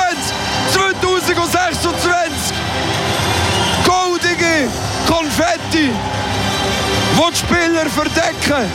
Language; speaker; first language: German; native; German